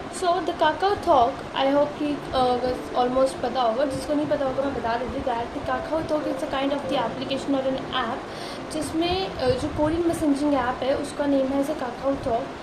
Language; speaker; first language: Hindi; native; Hindi